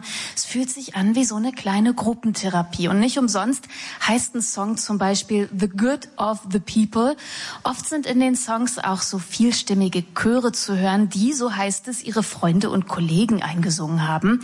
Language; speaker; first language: German; native; German